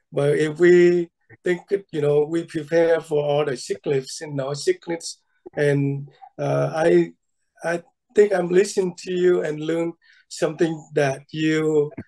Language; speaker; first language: English; non-native, fluent; Vietnamese